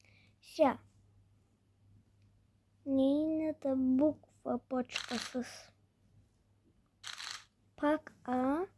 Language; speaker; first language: Bulgarian; early bilingual, heritage; Bulgarian